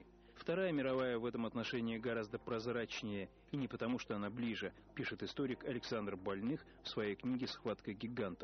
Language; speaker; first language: Russian; native; Russian